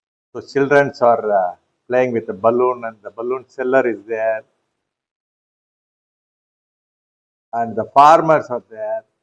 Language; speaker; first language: English; non-native, local second language; Tamil